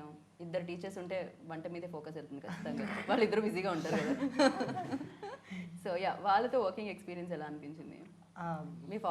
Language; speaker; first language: Telugu; native; Telugu